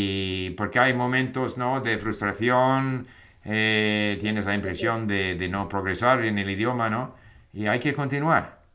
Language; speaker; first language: Spanish; non-native, fluent; English